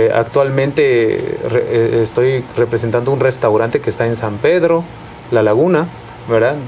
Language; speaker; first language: Spanish; native; Spanish